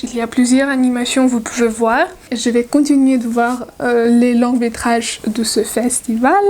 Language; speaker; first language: French; non-native, learner; Russian